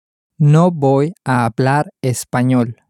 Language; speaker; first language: Spanish; non-native, learner; English